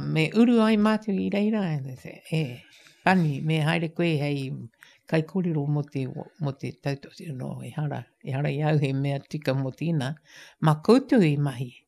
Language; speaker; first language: Māori; native; Māori